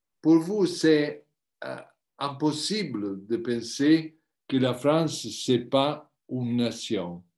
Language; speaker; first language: French; non-native, learner; Italian